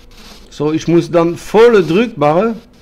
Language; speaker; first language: German; non-native, fluent; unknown